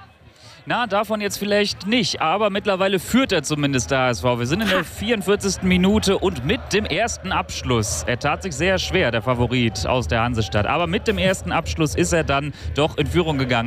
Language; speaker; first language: German; native; German